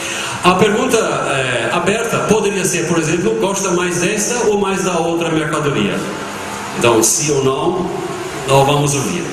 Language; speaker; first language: Portuguese; non-native, fluent; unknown